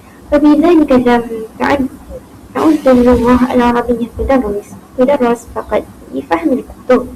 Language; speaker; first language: Arabic; non-native, learner; Malay